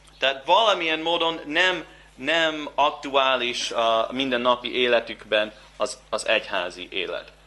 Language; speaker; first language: Hungarian; non-native, fluent; English